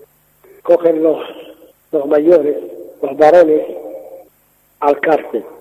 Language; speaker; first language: Spanish; non-native, fluent; Arabic